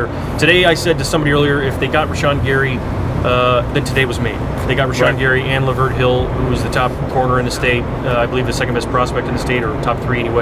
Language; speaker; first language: English; native; English